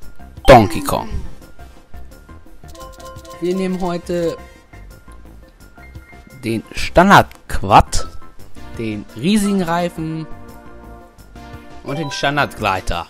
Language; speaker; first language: German; native; German